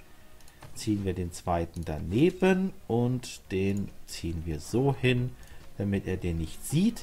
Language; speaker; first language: German; native; German